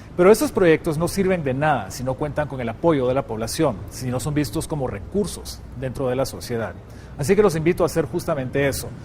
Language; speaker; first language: Spanish; native; Spanish